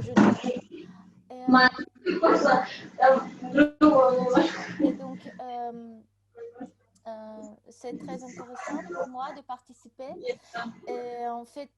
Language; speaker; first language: French; non-native, learner; Russian